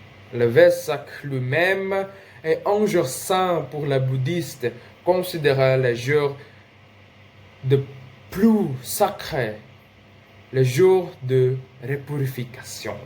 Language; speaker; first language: French; non-native, learner; Indonesian